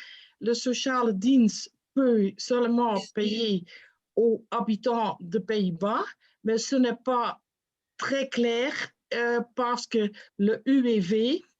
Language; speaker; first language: French; non-native, fluent; Dutch